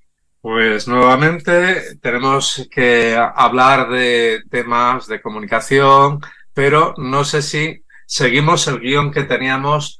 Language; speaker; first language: Spanish; native; Spanish